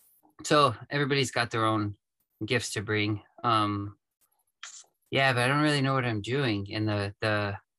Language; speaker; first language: English; native; English